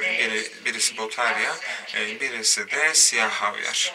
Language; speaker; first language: Turkish; native; Turkish